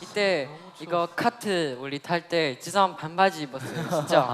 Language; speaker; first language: Korean; non-native, fluent; Chinese